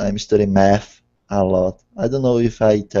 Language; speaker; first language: English; non-native, learner; Portuguese